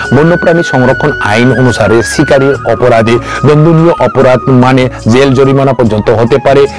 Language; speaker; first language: Bangla; non-native, local second language; Kok Borok